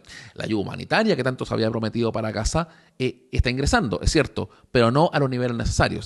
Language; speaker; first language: Spanish; native; Spanish